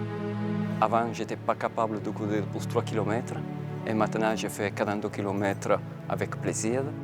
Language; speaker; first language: French; non-native, fluent; Italian